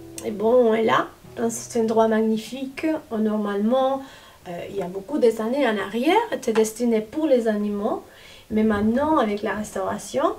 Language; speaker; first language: French; non-native, fluent; Spanish